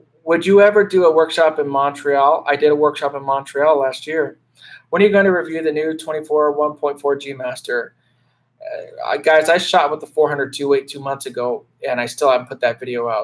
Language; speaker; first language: English; native; English